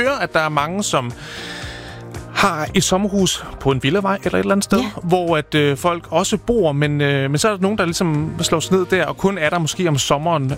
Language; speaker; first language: Danish; native; Danish